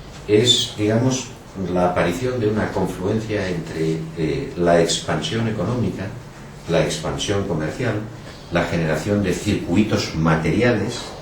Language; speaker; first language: Spanish; native; Spanish